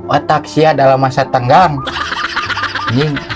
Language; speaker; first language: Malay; non-native, local second language; Sundanese